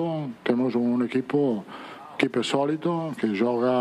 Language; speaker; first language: Portuguese; non-native, fluent; Italian